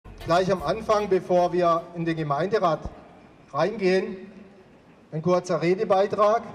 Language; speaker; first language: German; native; German